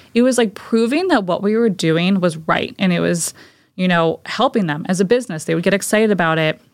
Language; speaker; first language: English; native; English